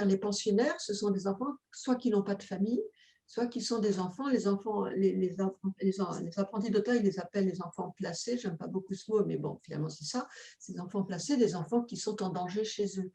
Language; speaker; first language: French; native; French